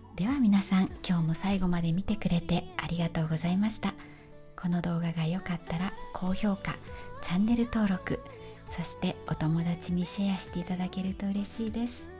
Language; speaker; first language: Japanese; native; Japanese